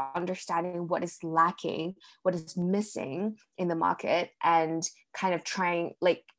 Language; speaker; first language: English; early bilingual, other home language; Cantonese